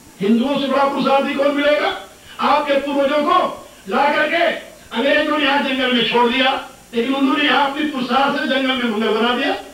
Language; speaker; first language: Hindi; native; Hindi